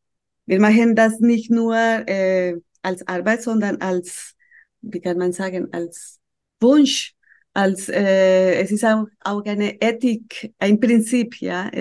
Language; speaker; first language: German; non-native, fluent; Spanish